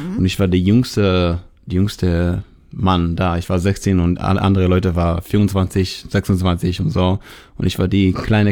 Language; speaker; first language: German; non-native, learner; Hebrew